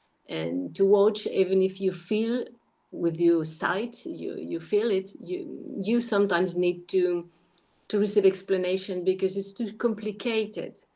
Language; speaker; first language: English; non-native, learner; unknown